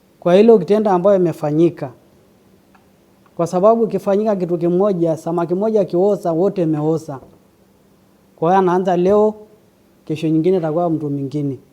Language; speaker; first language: Swahili; non-native, local second language; Masai